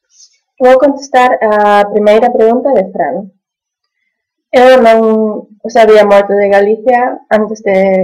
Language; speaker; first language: Spanish; non-native, fluent; German